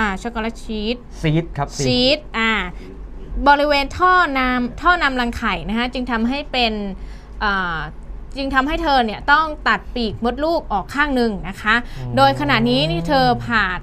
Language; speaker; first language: Thai; native; Thai